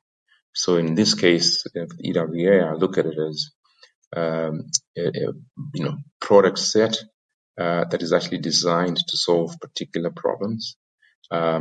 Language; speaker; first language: English; non-native, local second language; Shona